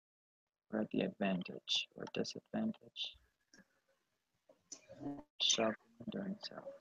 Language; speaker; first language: English; non-native, learner; Spanish